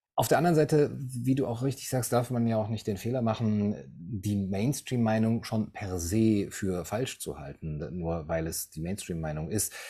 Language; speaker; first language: German; native; German